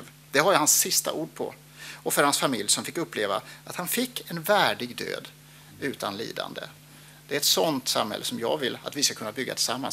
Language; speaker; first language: Swedish; native; Swedish